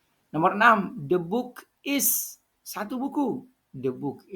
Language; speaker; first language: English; non-native, fluent; Indonesian